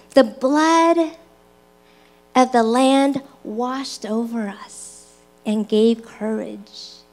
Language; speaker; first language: English; early bilingual, other home language; Chinese